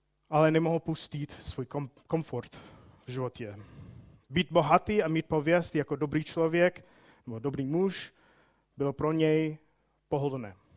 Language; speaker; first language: Czech; non-native, fluent; English